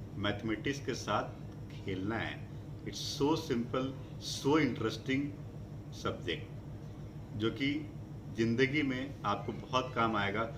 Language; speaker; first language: Hindi; native; Hindi